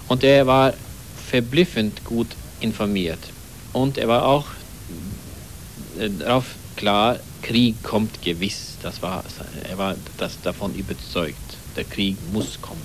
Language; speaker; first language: German; non-native, fluent; Norwegian